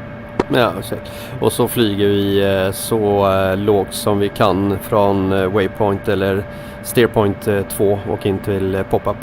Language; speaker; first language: Swedish; native; Swedish